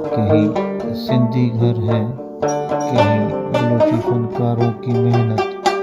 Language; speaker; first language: Urdu; native; Urdu